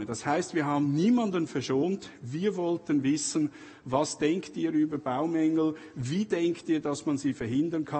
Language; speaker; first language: German; native; German